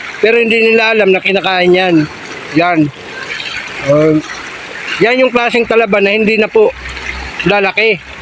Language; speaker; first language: Filipino; non-native, local second language; Cebuano